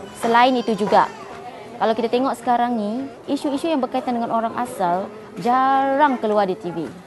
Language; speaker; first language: Malay; non-native, local second language; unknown